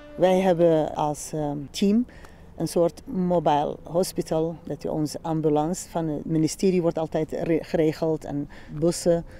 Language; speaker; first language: Dutch; non-native, fluent; Central Kurdish